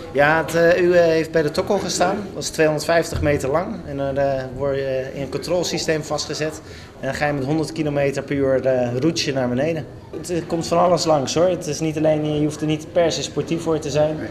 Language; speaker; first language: Dutch; native; Dutch